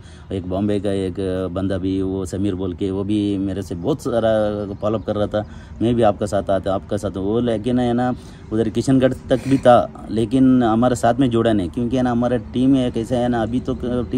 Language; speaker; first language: Hindi; non-native, local second language; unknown